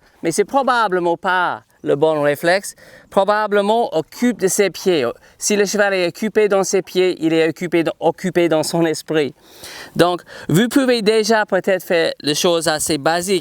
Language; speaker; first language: French; non-native, fluent; English